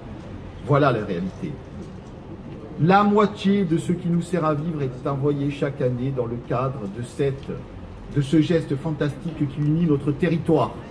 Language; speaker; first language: French; native; French